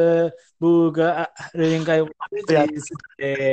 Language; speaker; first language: English; non-native, learner; Spanish